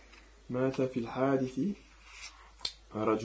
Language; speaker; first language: Arabic; non-native, learner; French